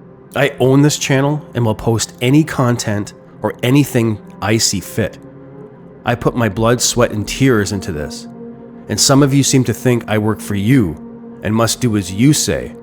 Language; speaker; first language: English; native; English